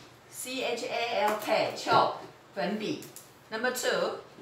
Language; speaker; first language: English; non-native, fluent; Chinese